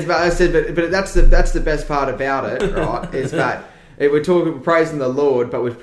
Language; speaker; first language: English; native; English